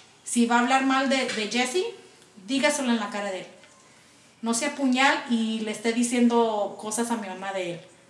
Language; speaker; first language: Spanish; early bilingual, heritage; Spanish